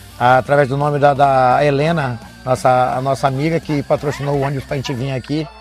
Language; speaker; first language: Portuguese; native; Portuguese